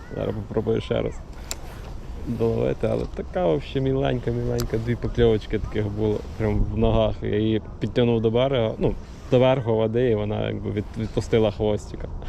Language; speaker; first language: Ukrainian; native; Ukrainian